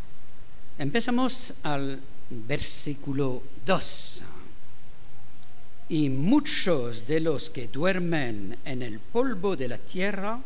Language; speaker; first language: Spanish; non-native, fluent; French